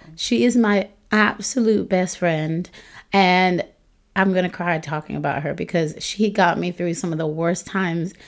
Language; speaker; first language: English; native; English